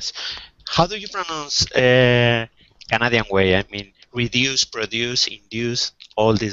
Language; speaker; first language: English; non-native, learner; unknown